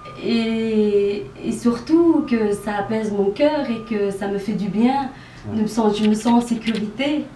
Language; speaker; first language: French; early bilingual, other home language; Khmer